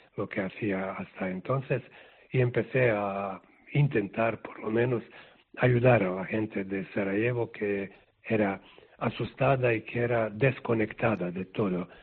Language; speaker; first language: Spanish; non-native, fluent; Serbian